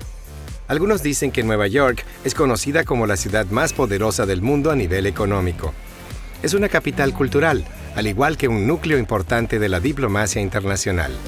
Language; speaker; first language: Spanish; native; Spanish